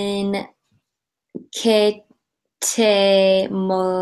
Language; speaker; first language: Spanish; non-native, learner; English